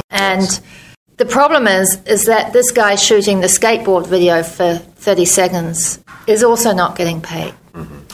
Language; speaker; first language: English; native; English